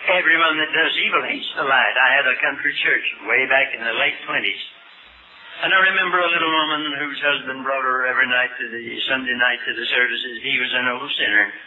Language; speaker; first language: English; native; English